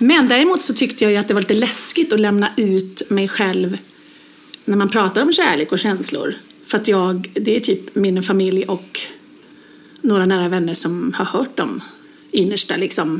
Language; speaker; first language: Swedish; native; Swedish